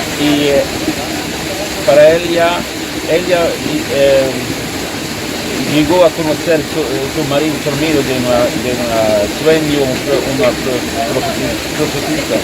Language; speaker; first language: Spanish; non-native, fluent; Swedish